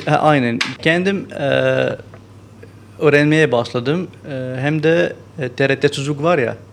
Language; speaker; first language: Turkish; non-native, learner; Arabic